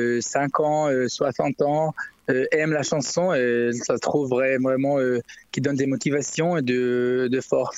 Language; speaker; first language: French; non-native, learner; Hebrew